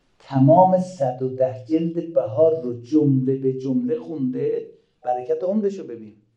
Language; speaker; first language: Persian; native; Persian